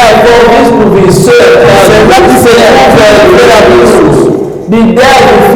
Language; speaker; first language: Danish; early bilingual, other home language; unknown